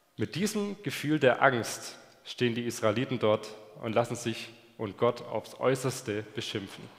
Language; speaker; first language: German; native; German